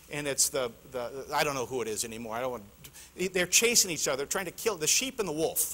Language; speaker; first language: English; native; English